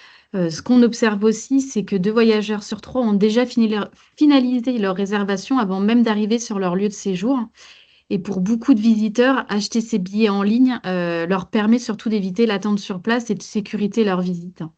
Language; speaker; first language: French; native; French